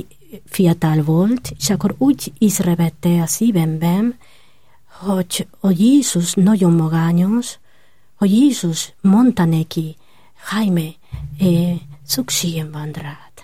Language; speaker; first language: Hungarian; non-native, learner; Spanish